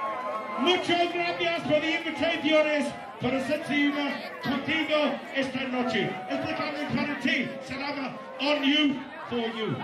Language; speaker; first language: Spanish; non-native, learner; English